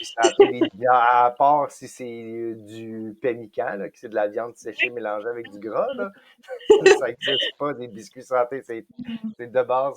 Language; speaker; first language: French; native; French